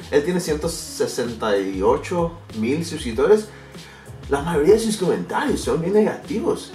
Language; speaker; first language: Spanish; non-native, learner; English